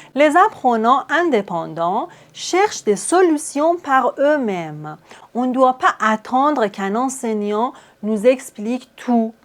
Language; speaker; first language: French; non-native, fluent; Persian